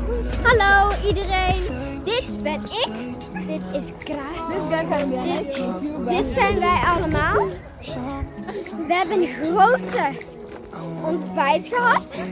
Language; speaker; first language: Dutch; non-native, learner; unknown